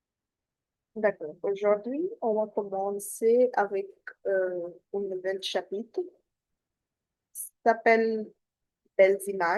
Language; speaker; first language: French; non-native, fluent; Hindi